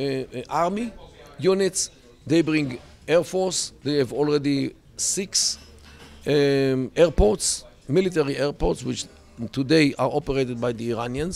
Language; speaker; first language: English; non-native, fluent; Hebrew